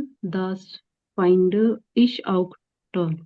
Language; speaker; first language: German; non-native, learner; Hindi